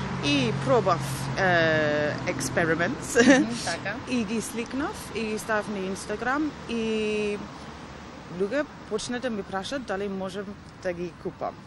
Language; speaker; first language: Macedonian; early bilingual, heritage; Macedonian